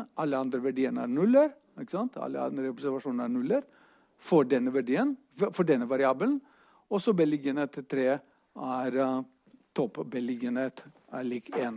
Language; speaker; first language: Norwegian; non-native, fluent; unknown